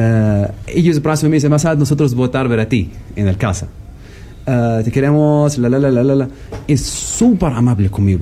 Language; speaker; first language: Spanish; non-native, learner; Arabic